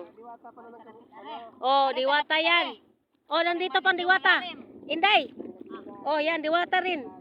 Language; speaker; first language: Filipino; non-native, local second language; Cebuano